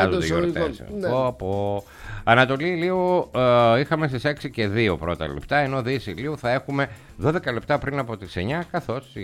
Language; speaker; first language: Greek; native; Greek